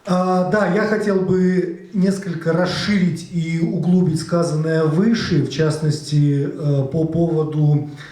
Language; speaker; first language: Russian; native; Russian